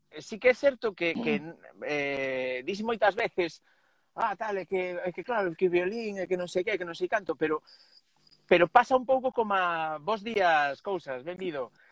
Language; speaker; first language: Galician; non-native, local second language; Spanish